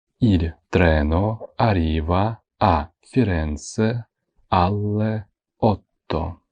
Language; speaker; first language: Italian; non-native, fluent; Ukrainian